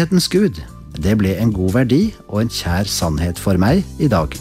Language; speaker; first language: Norwegian; native; Norwegian